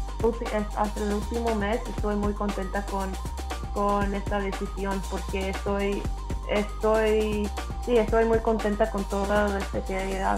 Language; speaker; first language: Spanish; early bilingual, heritage; English